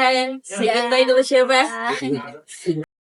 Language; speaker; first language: Indonesian; native; Indonesian